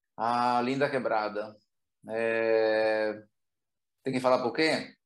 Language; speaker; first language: Portuguese; non-native, fluent; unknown